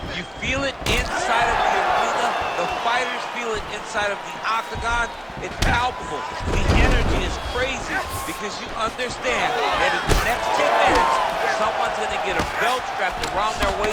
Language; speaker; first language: English; native; English